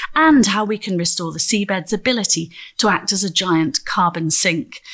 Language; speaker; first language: English; native; English